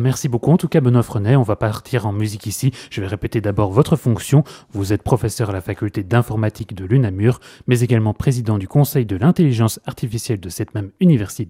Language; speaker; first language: French; native; French